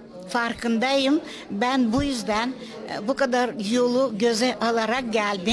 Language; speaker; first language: Turkish; non-native, local second language; Tatar